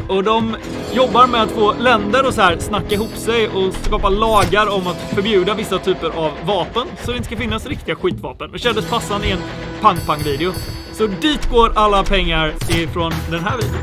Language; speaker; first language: Swedish; native; Swedish